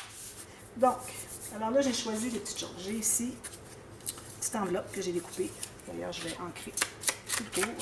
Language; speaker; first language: French; native; French